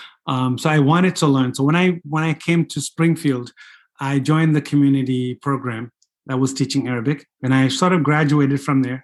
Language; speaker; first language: English; non-native, fluent; Fula